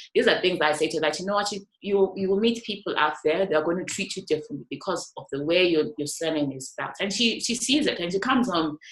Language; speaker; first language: English; non-native, local second language; North Ndebele